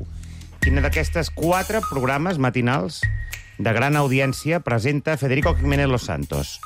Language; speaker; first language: Catalan; native; Catalan